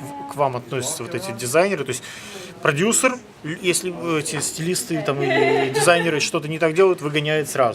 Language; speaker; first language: Russian; native; Russian